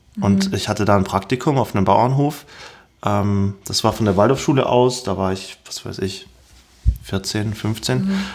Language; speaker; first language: German; native; German